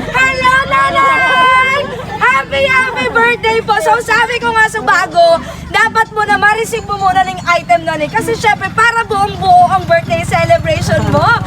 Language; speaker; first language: Filipino; non-native, local second language; Bikol